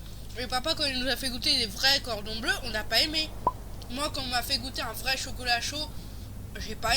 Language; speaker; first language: French; native; French